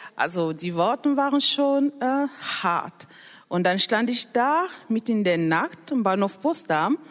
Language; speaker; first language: German; non-native, fluent; French